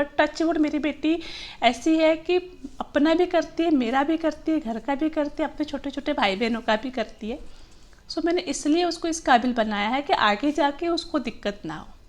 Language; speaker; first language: Hindi; non-native, local second language; Gujarati